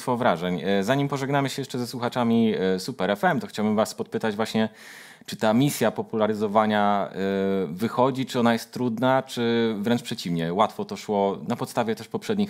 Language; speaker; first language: Polish; native; Polish